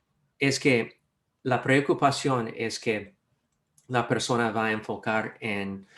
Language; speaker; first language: Spanish; non-native, fluent; English